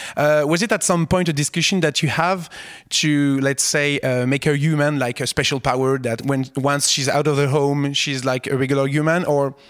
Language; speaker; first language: English; non-native, fluent; French